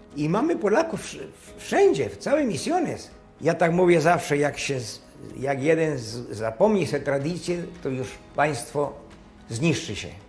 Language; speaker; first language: Polish; early bilingual, heritage; Polish